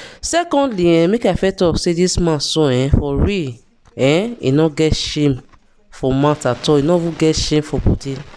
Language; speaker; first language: Nigerian Pidgin; native; Nigerian Pidgin